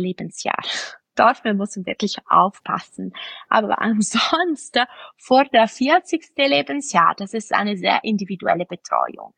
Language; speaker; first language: German; non-native, fluent; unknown